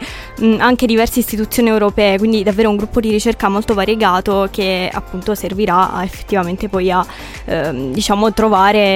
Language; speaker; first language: Italian; native; Italian